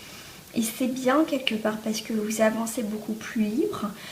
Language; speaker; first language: French; native; French